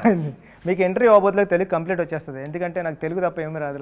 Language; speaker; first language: Telugu; native; Telugu